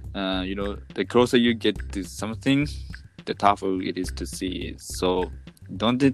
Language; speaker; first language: English; non-native, fluent; Japanese